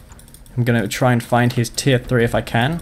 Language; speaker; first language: English; native; English